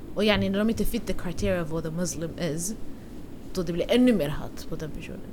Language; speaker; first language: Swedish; early bilingual, other home language; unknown